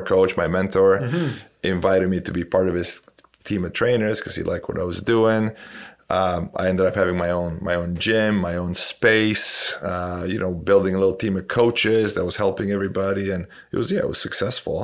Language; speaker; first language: English; non-native, fluent; Romanian